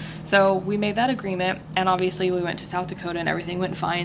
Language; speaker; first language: English; native; English